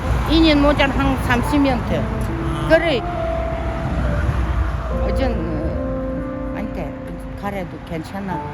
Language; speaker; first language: Korean; early bilingual, heritage; Korean